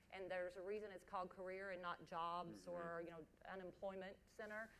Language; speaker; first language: English; native; English